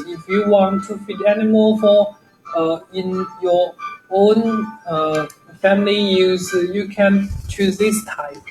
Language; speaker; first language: English; non-native, learner; Chinese